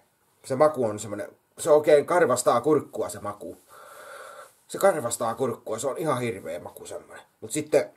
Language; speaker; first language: Finnish; native; Finnish